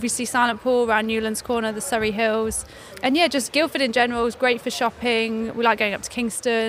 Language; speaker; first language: English; native; English